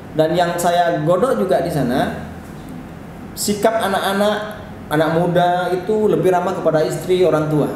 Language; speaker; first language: Indonesian; non-native, local second language; Madurese